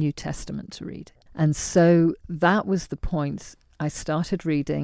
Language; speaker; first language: English; native; English